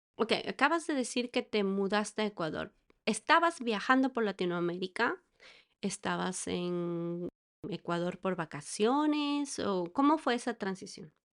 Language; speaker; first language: Spanish; native; Spanish